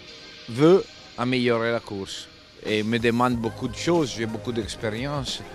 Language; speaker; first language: French; non-native, fluent; Italian